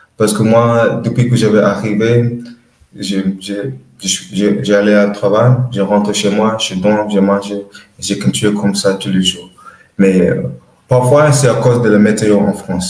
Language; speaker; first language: French; non-native, learner; English